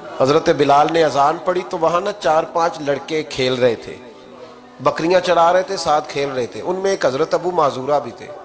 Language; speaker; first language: Urdu; non-native, local second language; Punjabi